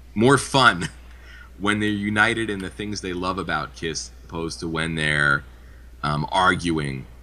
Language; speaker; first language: English; native; English